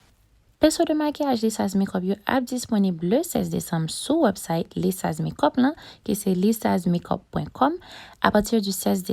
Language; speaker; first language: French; non-native, learner; Haitian Creole